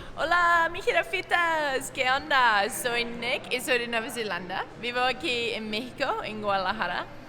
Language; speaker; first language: Spanish; non-native, learner; English